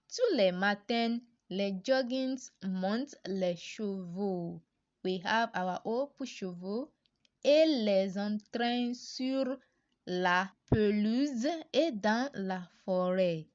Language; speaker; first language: French; non-native, learner; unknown